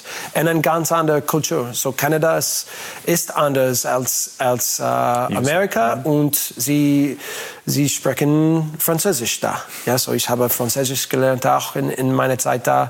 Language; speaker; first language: German; non-native, learner; English